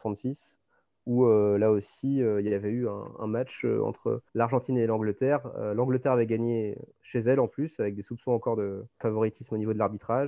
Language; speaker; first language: French; native; French